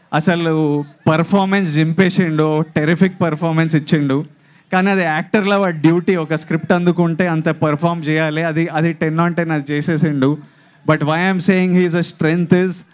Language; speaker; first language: Telugu; native; Telugu